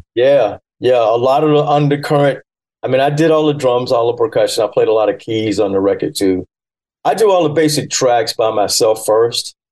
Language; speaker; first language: English; early bilingual, other home language; Yoruba